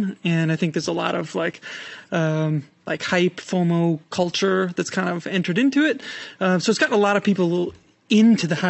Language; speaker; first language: English; native; English